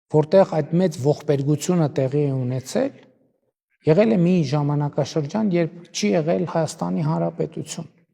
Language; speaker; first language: Armenian; native; Armenian